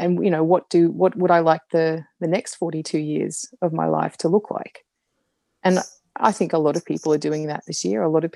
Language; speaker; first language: English; native; English